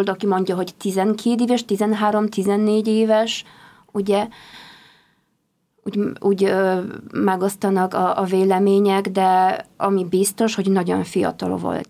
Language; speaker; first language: Hungarian; non-native, fluent; Polish